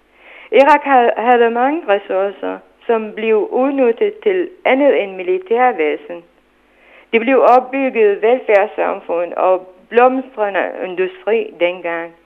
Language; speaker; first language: Danish; non-native, fluent; Arabic